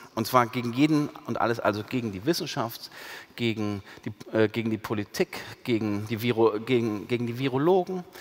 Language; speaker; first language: German; native; German